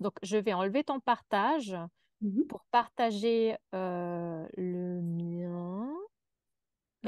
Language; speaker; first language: French; native; French